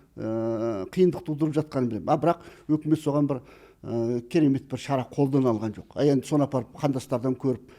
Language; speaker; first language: Kazakh; native; Kazakh